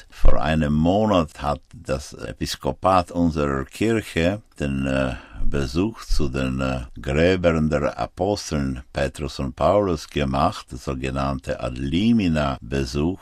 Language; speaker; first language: German; non-native, fluent; Ukrainian